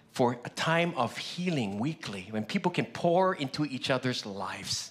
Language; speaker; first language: English; early bilingual, other home language; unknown